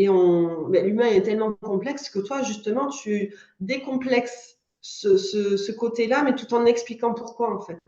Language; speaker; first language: French; native; French